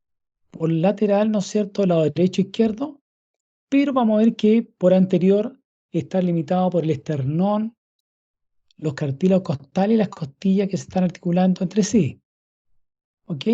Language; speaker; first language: Spanish; native; Spanish